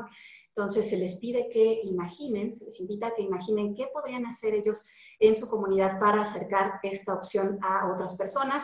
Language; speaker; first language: Spanish; native; Spanish